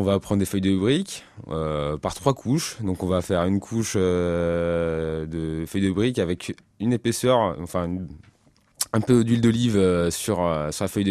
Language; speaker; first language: French; native; French